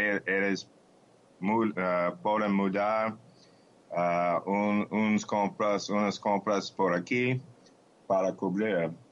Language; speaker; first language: Portuguese; non-native, fluent; English